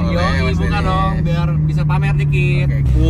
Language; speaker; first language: Indonesian; native; Indonesian